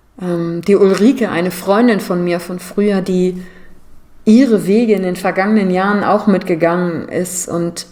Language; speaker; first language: German; native; German